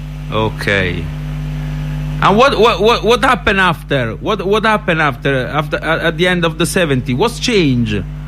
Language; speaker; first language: English; non-native, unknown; Italian